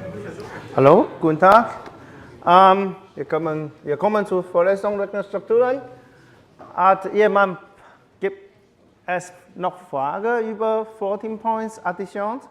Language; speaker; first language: German; non-native, learner; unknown